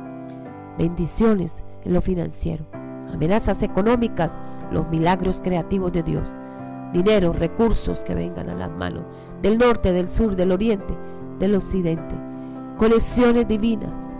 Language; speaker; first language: Spanish; native; Spanish